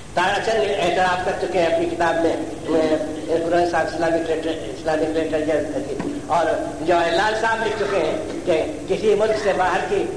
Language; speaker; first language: Urdu; native; Urdu